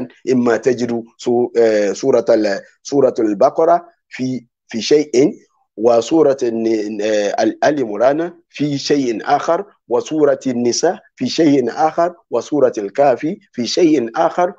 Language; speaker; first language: Arabic; non-native, fluent; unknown